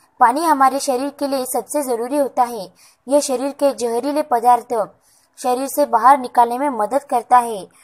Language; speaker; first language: Hindi; non-native, local second language; Marathi